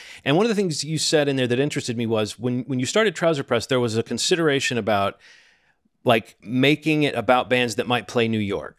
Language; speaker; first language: English; native; English